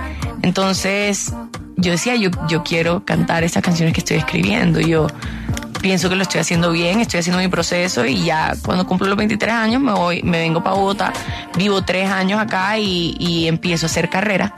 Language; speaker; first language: Spanish; native; Spanish